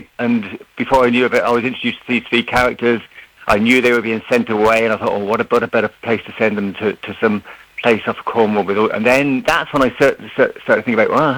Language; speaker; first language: English; native; English